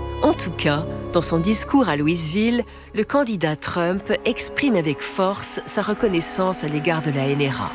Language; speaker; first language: French; native; French